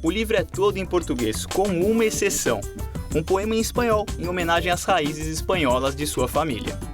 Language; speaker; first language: Portuguese; native; Portuguese